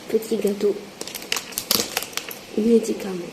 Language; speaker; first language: French; non-native, local second language; Arabic